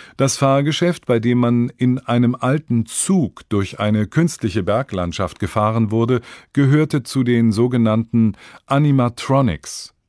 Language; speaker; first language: German; native; German